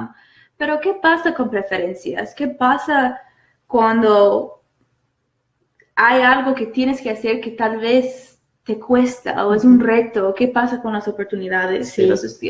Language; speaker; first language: Spanish; non-native, fluent; English